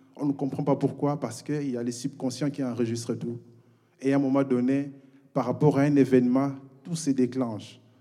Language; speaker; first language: French; non-native, local second language; Lingala